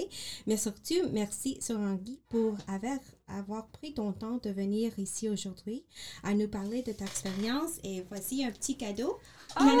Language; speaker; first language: French; non-native, learner; English